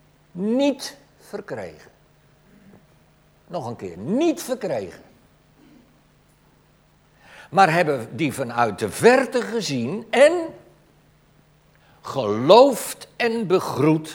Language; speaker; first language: Dutch; native; Dutch